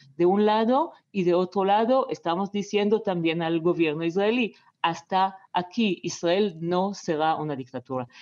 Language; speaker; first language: Spanish; non-native, fluent; Hebrew